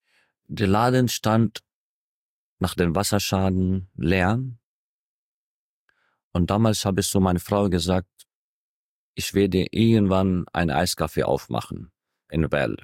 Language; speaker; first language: German; non-native, fluent; Arabic